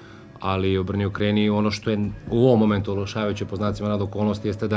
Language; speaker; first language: Serbian; native; Serbian